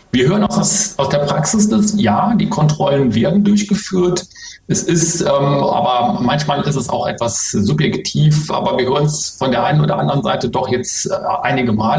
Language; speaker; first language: German; native; German